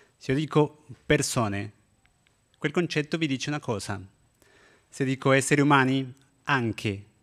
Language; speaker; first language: Italian; non-native, fluent; Spanish